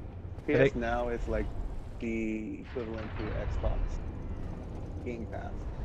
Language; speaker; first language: English; native; English